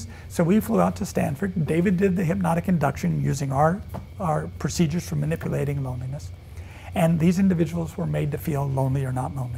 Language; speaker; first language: English; native; English